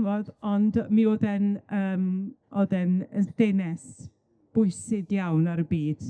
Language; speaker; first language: Welsh; native; Welsh